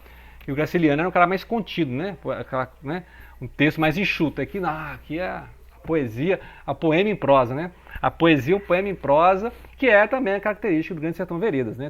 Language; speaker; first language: Portuguese; native; Portuguese